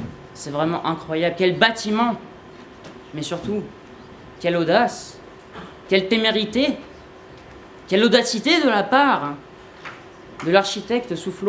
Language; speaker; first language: French; native; French